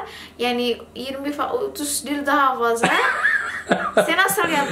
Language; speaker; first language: Turkish; non-native, learner; Indonesian